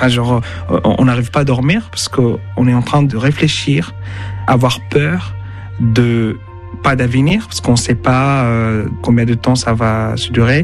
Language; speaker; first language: French; non-native, fluent; Arabic